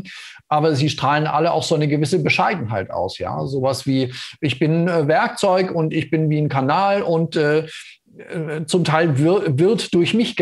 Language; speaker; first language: German; native; German